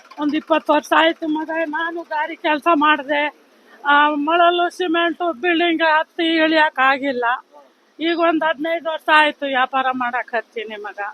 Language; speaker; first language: Kannada; non-native, local second language; Lambadi